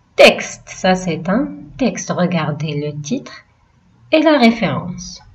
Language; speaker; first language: French; non-native, local second language; Arabic